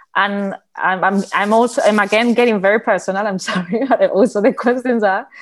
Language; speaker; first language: English; non-native, fluent; Spanish